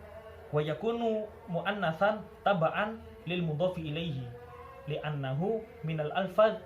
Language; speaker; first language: Arabic; non-native, learner; Javanese